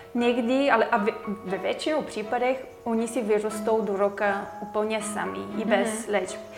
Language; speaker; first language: Czech; non-native, fluent; Bulgarian